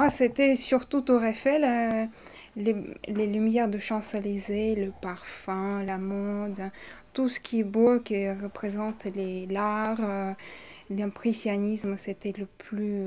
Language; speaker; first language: French; non-native, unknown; Russian